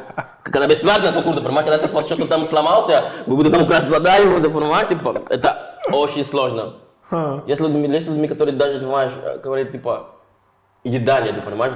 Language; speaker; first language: Russian; non-native, fluent; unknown